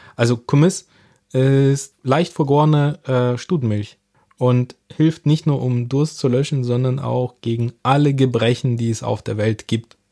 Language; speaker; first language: German; early bilingual, other home language; Russian